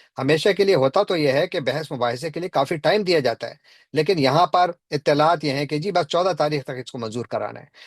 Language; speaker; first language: Urdu; non-native, local second language; Pashto